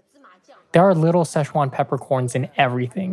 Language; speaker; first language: English; native; English